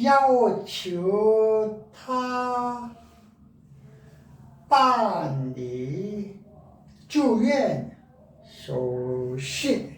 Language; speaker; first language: Chinese; non-native, learner; Korean